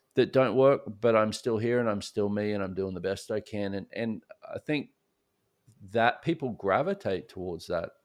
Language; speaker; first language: English; native; English